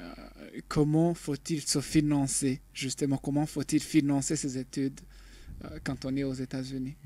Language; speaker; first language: French; non-native, local second language; Rundi